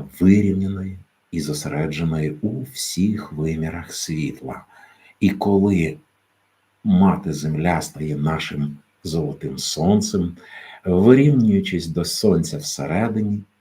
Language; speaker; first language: Ukrainian; native; Ukrainian